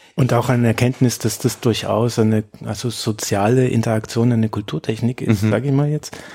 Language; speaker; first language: German; native; German